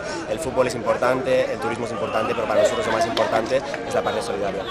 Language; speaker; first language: Spanish; native; Spanish